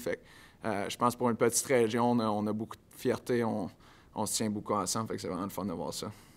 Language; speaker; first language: French; native; French